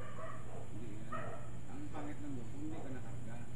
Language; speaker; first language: Filipino; non-native, local second language; Cebuano